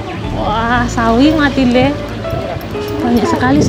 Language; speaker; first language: Indonesian; native; Indonesian